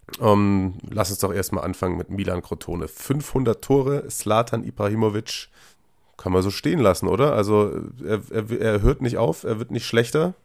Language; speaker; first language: German; native; German